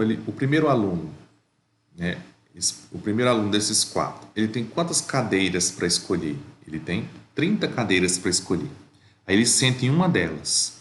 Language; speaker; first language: Portuguese; native; Portuguese